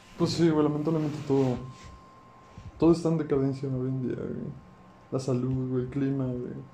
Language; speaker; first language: Spanish; native; Spanish